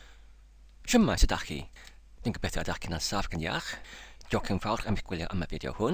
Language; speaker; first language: Welsh; non-native, learner; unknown